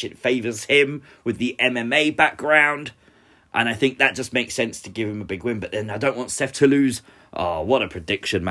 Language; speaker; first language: English; native; English